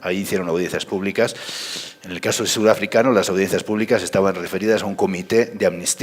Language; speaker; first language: Spanish; native; Spanish